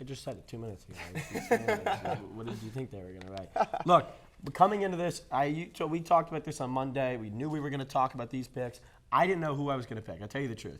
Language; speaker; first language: English; native; English